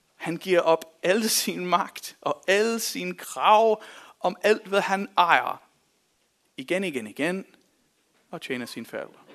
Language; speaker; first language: Danish; non-native, fluent; English